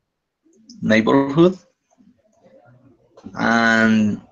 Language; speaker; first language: English; non-native, learner; Spanish